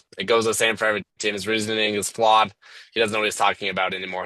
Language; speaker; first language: English; native; English